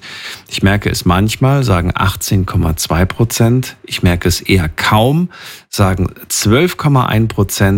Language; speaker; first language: German; native; German